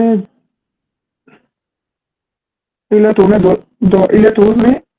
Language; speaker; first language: French; non-native, learner; Hindi